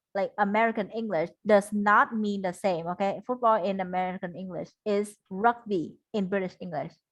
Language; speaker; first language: English; non-native, fluent; Vietnamese